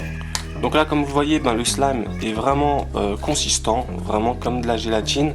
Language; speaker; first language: French; native; French